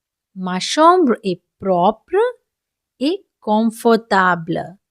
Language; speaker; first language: French; non-native, fluent; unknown